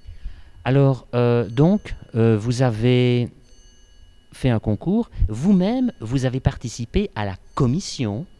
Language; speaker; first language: French; native; French